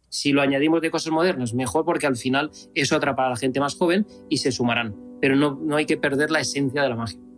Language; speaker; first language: Spanish; native; Spanish